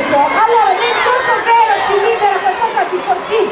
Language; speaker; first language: Italian; native; Italian